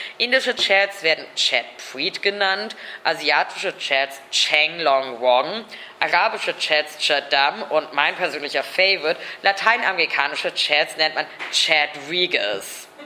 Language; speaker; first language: German; native; German